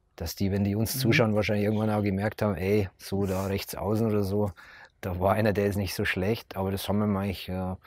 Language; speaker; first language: German; native; German